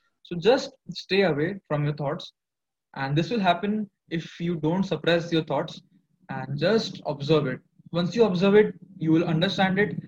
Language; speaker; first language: English; non-native, local second language; Hindi